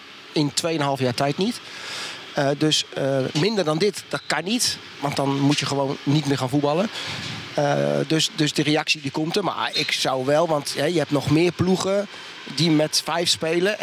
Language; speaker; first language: Dutch; native; Dutch